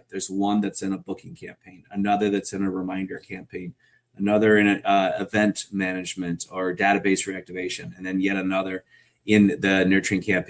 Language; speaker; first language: English; native; English